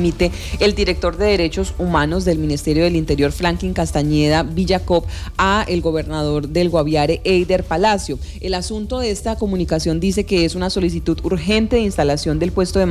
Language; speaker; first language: Spanish; native; Spanish